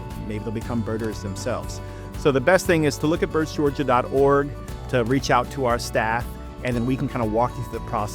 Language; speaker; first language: English; native; English